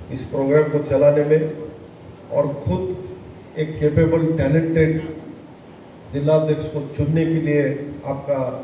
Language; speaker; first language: Hindi; non-native, local second language; Kannada